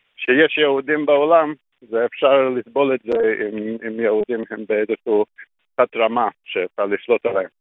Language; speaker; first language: Hebrew; non-native, fluent; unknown